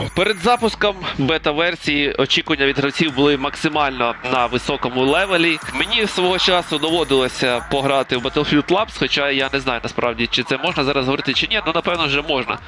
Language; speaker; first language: Ukrainian; non-native, local second language; Russian